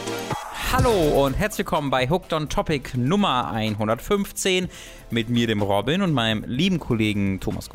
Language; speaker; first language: German; native; German